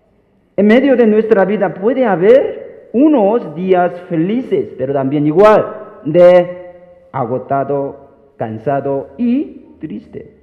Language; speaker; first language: Spanish; non-native, fluent; Korean